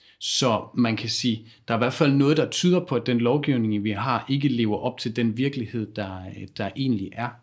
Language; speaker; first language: Danish; native; Danish